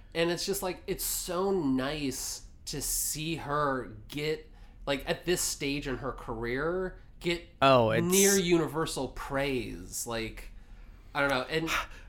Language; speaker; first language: English; native; English